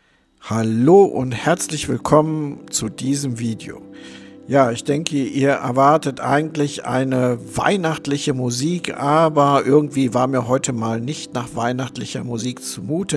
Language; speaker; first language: German; native; German